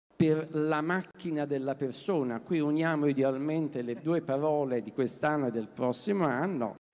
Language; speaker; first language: Italian; native; Italian